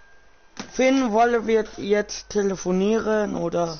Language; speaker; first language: German; non-native, learner; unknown